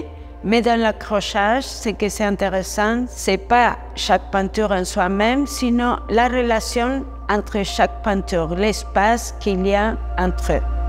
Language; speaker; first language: French; non-native, fluent; Spanish